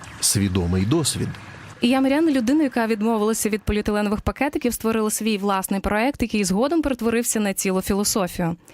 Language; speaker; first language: Ukrainian; native; Ukrainian